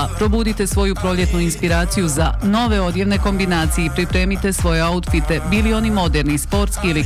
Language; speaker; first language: Bosnian; native; Bosnian